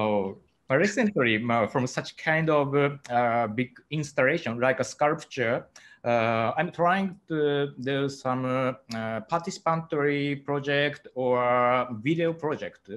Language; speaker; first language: English; non-native, learner; Japanese